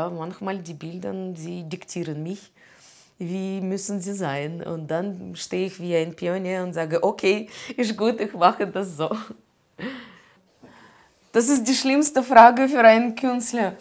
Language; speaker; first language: German; non-native, learner; Russian